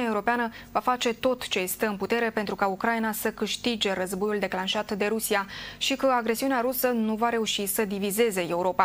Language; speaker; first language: Romanian; native; Romanian